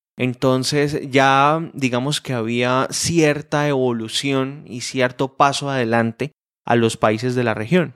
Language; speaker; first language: Spanish; native; Spanish